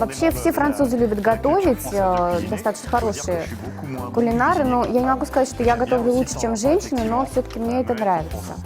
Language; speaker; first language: Russian; native; Russian